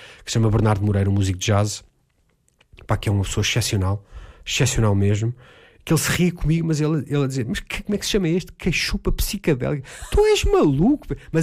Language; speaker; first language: Portuguese; native; Portuguese